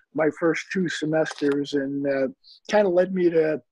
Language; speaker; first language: English; native; English